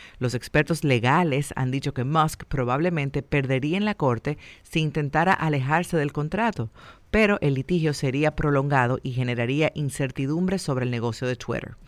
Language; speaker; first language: Spanish; native; Spanish